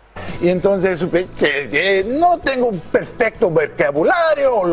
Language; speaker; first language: Spanish; non-native, learner; English